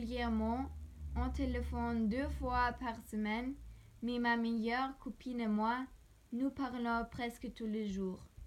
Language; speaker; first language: French; non-native, learner; German